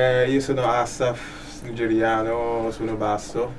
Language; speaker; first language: Italian; non-native, learner; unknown